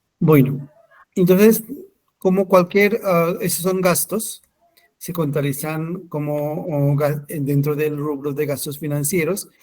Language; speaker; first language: Spanish; non-native, fluent; Hindi